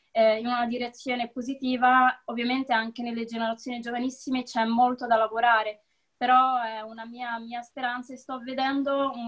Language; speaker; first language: Italian; early bilingual, other home language; Arabic